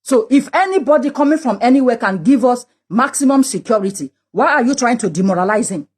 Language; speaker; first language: English; non-native, local second language; Yoruba